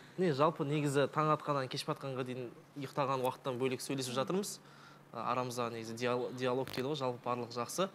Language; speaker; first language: Kazakh; native; Kazakh